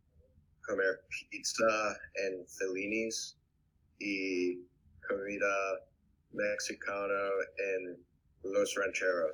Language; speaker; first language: Spanish; non-native, learner; English